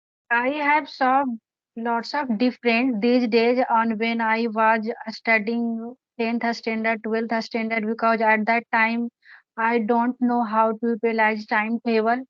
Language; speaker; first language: English; non-native, learner; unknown